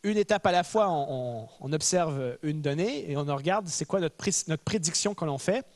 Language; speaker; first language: French; native; French